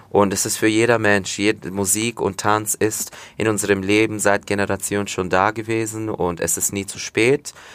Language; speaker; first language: German; early bilingual, other home language; Turkish